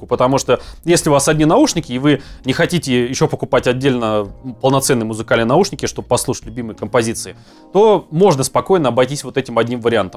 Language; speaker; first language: Russian; native; Russian